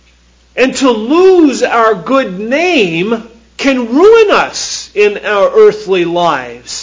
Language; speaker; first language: English; native; English